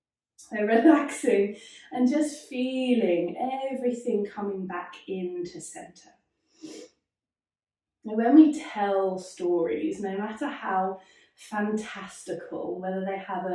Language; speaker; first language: English; native; English